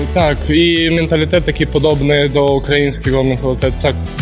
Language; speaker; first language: Polish; non-native, learner; Ukrainian